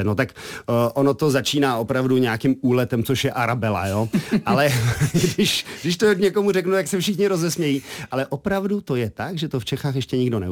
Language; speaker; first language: Czech; native; Czech